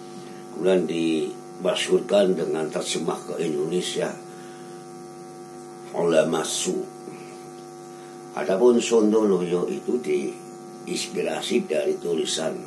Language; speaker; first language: Indonesian; non-native, local second language; Javanese